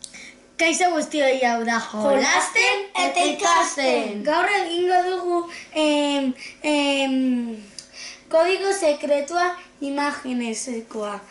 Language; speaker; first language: Basque; non-native, local second language; Spanish